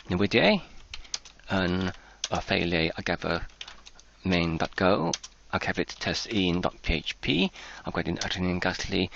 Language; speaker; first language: Welsh; non-native, learner; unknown